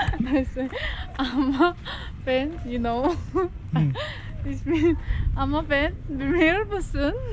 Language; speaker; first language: Turkish; non-native, learner; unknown